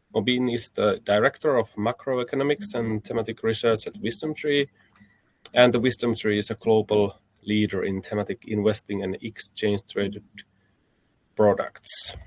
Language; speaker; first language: English; non-native, fluent; Finnish